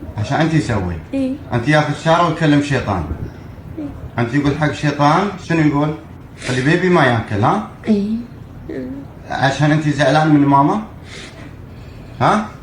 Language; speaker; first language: Arabic; native; Arabic